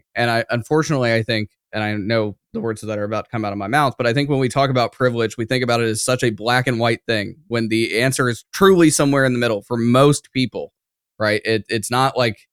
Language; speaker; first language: English; native; English